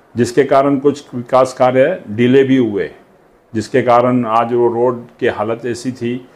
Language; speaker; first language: Hindi; non-native, local second language; Sindhi